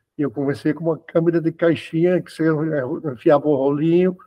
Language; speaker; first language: Portuguese; early bilingual, other home language; Spanish